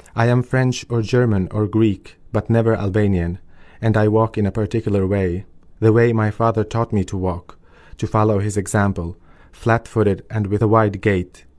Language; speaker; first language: English; early bilingual, other home language; Albanian